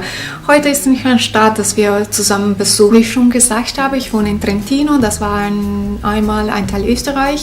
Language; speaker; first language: German; non-native, fluent; Italian